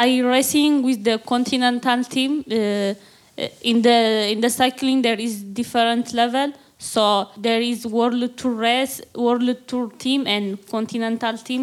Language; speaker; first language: English; non-native, learner; Tigrinya